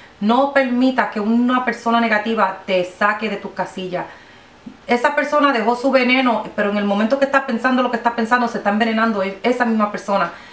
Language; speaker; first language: Spanish; early bilingual, heritage; Spanish